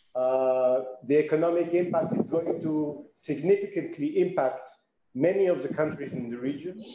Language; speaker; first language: English; non-native, fluent; Hebrew